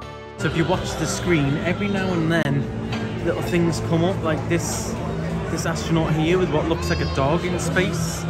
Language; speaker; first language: English; native; English